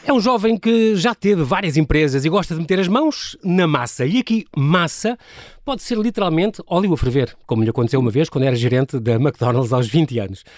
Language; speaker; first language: Portuguese; native; Portuguese